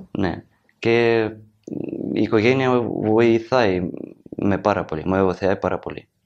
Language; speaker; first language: Greek; non-native, learner; Ukrainian